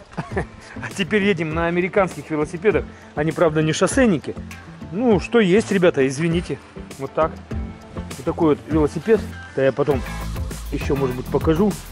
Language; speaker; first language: Russian; native; Russian